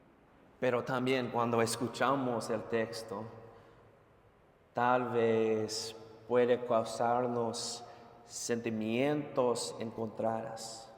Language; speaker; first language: Spanish; non-native, fluent; English